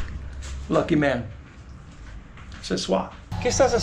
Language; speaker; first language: Spanish; non-native, learner; English